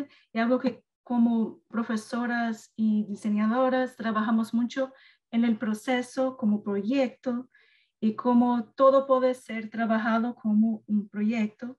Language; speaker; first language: Spanish; non-native, learner; Portuguese